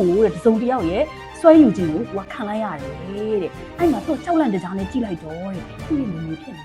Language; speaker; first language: Burmese; native; Burmese